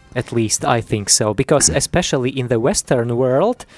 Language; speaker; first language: English; non-native, fluent; Latvian